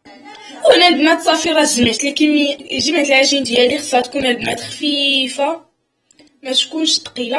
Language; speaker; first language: Arabic; native; Arabic